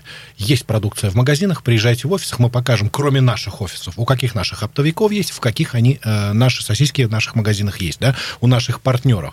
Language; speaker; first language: Russian; native; Russian